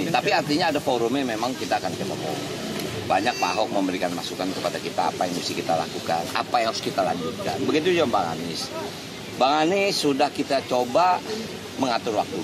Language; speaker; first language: Indonesian; native; Indonesian